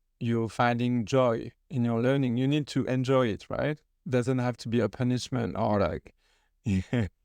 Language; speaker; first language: English; non-native, fluent; French